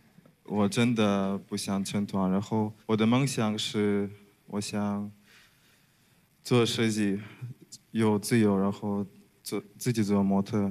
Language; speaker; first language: Chinese; non-native, fluent; Russian